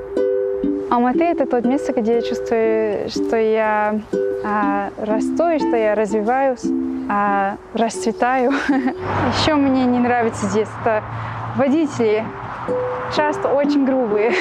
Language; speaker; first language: Russian; non-native, fluent; English